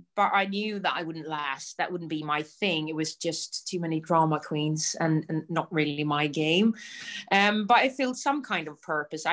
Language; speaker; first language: English; non-native, fluent; Swedish